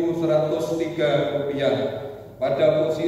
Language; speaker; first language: Indonesian; native; Indonesian